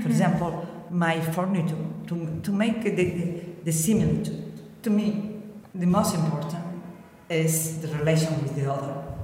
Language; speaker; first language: English; non-native, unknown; Catalan